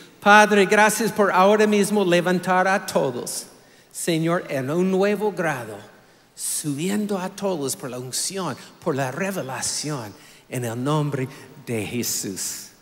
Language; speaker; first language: Spanish; non-native, fluent; English